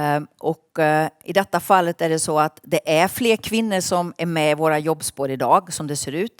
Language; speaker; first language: Swedish; native; Swedish